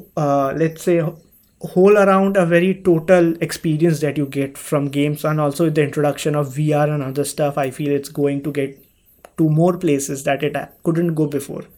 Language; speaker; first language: English; non-native, local second language; Hindi